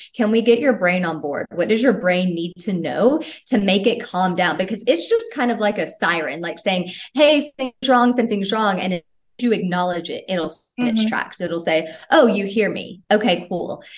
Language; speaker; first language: English; native; English